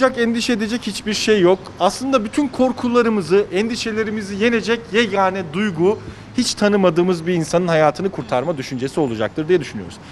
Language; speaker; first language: Turkish; native; Turkish